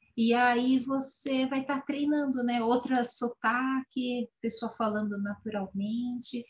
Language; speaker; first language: Portuguese; native; Portuguese